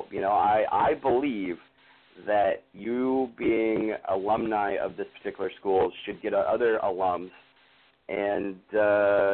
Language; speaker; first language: English; native; English